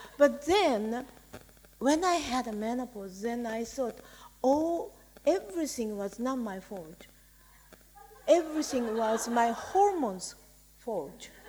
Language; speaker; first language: English; non-native, fluent; Japanese